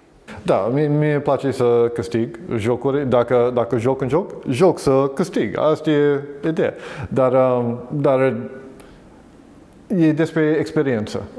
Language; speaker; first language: Romanian; non-native, learner; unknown